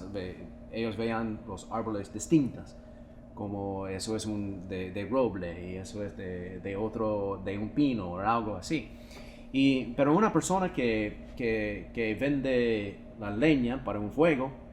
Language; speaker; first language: Spanish; non-native, fluent; English